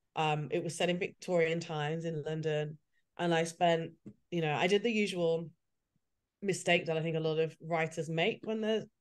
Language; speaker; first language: English; native; English